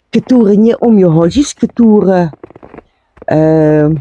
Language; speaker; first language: Polish; non-native, learner; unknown